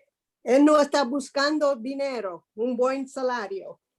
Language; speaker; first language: Spanish; non-native, fluent; English